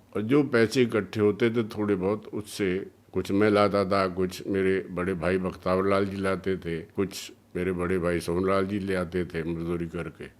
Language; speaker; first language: Hindi; early bilingual, other home language; Punjabi